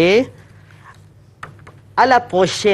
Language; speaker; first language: French; non-native, fluent; Malay